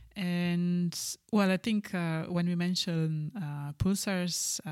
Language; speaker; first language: English; non-native, fluent; Slovenian